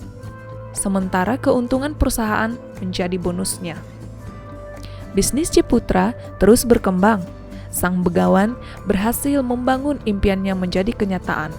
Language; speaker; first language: Indonesian; native; Indonesian